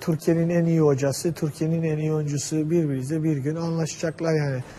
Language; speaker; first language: Turkish; non-native, fluent; Georgian